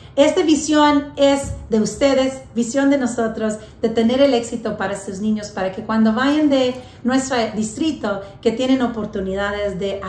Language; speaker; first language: Spanish; early bilingual, heritage; English